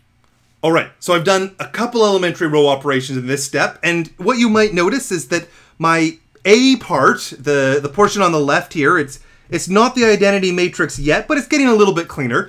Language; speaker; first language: English; native; English